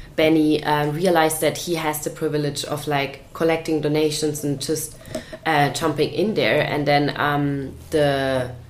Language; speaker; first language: English; non-native, fluent; German